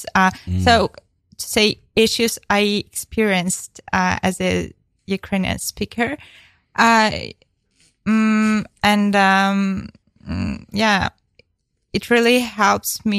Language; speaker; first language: English; non-native, fluent; Ukrainian